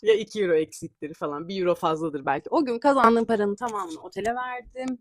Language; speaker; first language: Turkish; native; Turkish